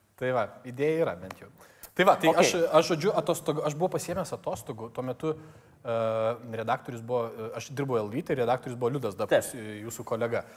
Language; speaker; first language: Lithuanian; native; Lithuanian